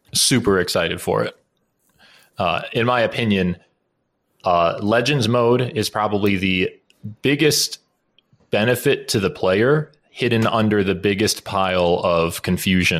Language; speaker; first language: English; native; English